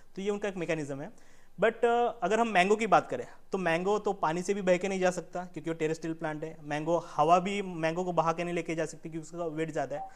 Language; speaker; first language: Hindi; non-native, local second language; Marathi